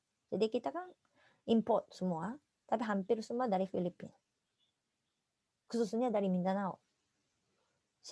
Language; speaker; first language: Indonesian; non-native, fluent; Japanese